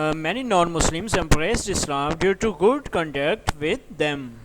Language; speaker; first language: English; non-native, local second language; Urdu